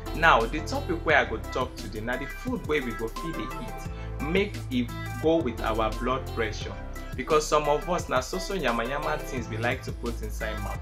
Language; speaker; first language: Nigerian Pidgin; non-native, local second language; Igbo